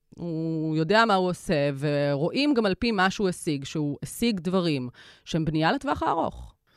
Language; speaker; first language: Hebrew; native; Hebrew